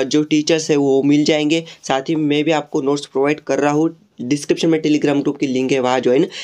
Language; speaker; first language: Hindi; non-native, local second language; Marathi